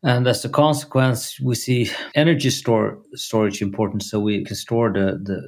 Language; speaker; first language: English; non-native, fluent; Swedish